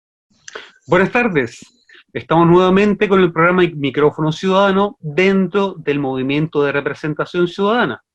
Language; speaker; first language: Spanish; native; Spanish